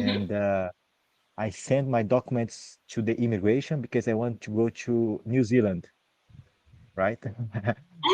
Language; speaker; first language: English; non-native, learner; Portuguese